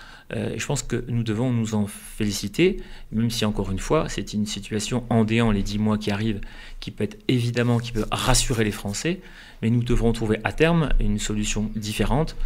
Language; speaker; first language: French; native; French